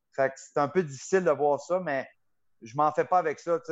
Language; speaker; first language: French; native; French